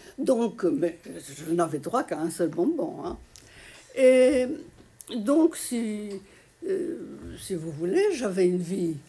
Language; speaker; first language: French; non-native, fluent; Polish